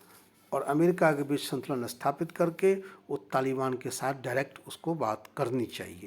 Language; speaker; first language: Hindi; native; Hindi